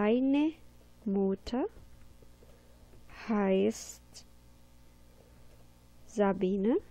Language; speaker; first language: German; non-native, fluent; Portuguese